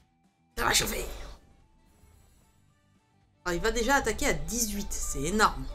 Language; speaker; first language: French; native; French